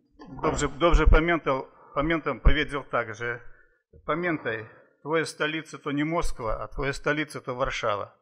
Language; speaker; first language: Polish; non-native, fluent; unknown